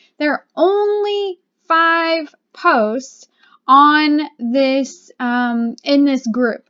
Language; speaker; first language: English; native; English